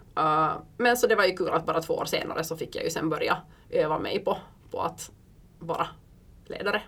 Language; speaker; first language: Swedish; early bilingual, heritage; Swedish